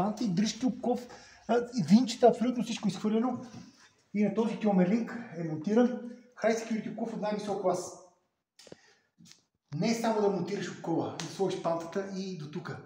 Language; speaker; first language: Bulgarian; native; Bulgarian